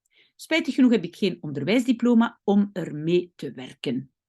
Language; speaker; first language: Dutch; non-native, local second language; French